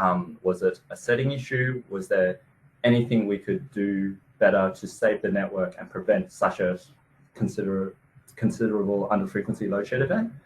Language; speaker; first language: English; native; English